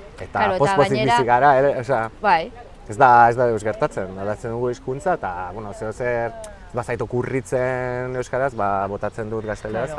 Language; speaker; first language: Basque; non-native, fluent; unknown